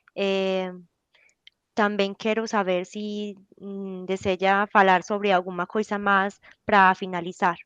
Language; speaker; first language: Portuguese; non-native, learner; Spanish